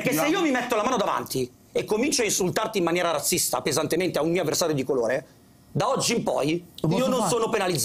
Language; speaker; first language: Italian; native; Italian